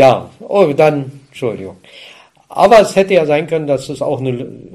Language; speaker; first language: German; native; German